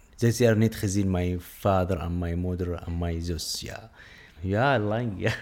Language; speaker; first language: Dutch; non-native, learner; Arabic